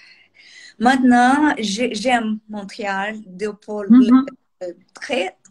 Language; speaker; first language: French; non-native, learner; Portuguese